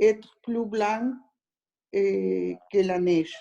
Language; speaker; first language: French; non-native, learner; Spanish